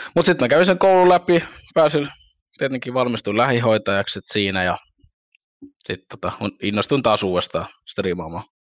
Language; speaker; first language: Finnish; early bilingual, other home language; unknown